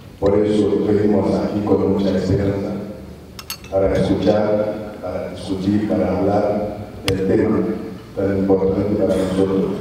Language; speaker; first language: Spanish; non-native, fluent; French